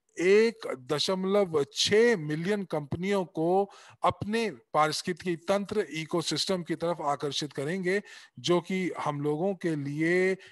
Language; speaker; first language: Hindi; native; Hindi